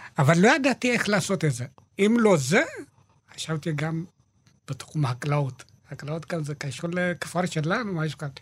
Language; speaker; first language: Hebrew; non-native, fluent; Amharic